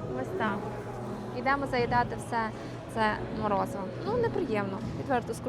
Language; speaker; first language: Ukrainian; native; Ukrainian